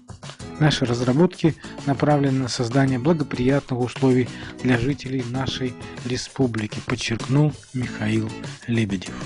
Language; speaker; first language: Russian; native; Russian